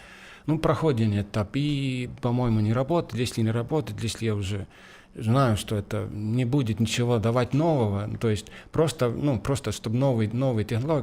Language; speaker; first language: Russian; non-native, fluent; Estonian